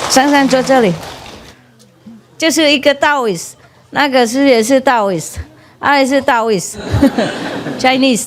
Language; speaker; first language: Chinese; non-native, fluent; Vietnamese